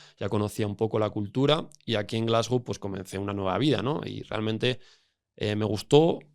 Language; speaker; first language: Spanish; native; Spanish